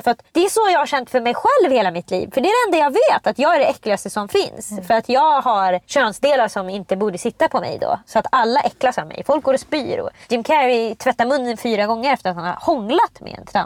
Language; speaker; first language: Swedish; native; Swedish